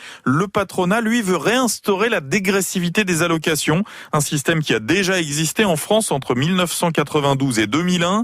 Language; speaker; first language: French; native; French